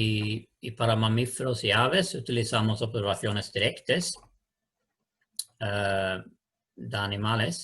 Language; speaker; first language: Spanish; non-native, learner; Swedish